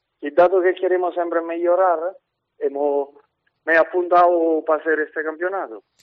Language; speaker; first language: Spanish; non-native, fluent; Italian